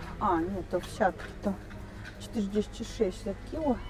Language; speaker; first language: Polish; non-native, learner; Russian